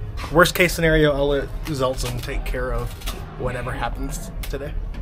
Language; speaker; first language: English; native; English